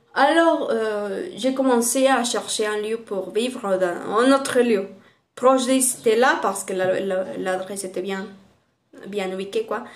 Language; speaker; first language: French; non-native, learner; Spanish